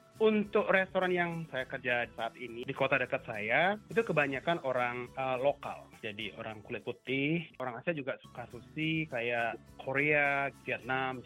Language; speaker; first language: Indonesian; native; Indonesian